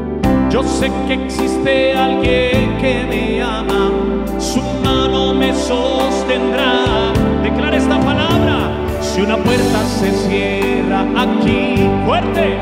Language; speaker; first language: Spanish; native; Spanish